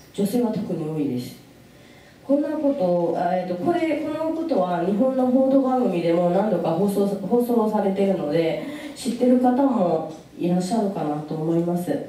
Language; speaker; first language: Japanese; early bilingual, other home language; Rohingya